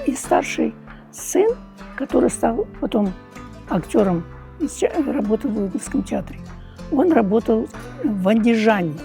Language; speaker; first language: Russian; non-native, local second language; Uyghur